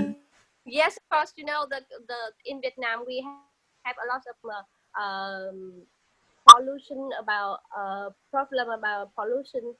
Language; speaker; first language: English; non-native, learner; Vietnamese